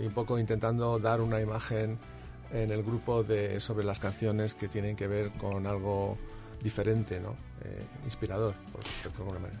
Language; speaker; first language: Spanish; native; Spanish